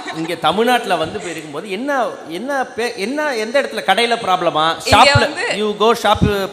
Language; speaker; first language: Tamil; native; Tamil